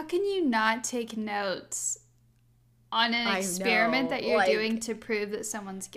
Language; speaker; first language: English; native; English